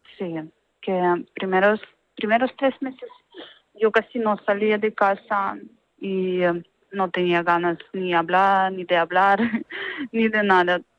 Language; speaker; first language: Spanish; non-native, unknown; Ukrainian